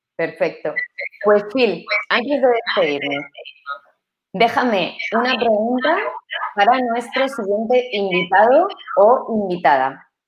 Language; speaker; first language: Spanish; native; Spanish